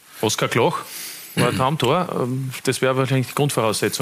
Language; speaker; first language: German; native; German